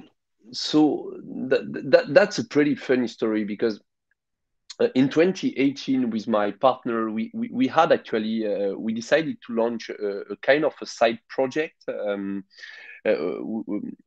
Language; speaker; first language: English; non-native, fluent; French